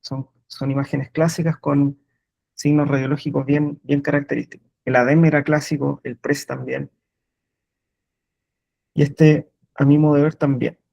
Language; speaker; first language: Spanish; native; Spanish